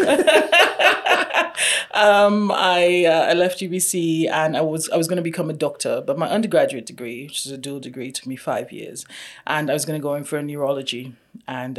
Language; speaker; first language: English; non-native, local second language; Yoruba